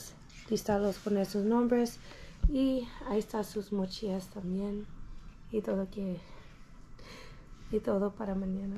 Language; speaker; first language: Spanish; early bilingual, heritage; English